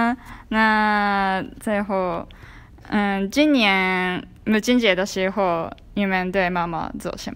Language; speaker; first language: Chinese; non-native, learner; Japanese